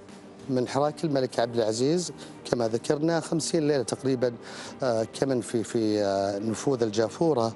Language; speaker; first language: Arabic; native; Arabic